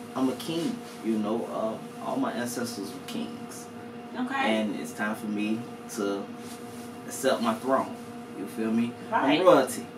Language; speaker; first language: English; native; English